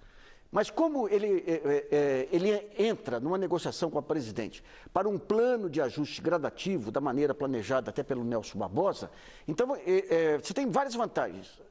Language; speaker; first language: Portuguese; native; Portuguese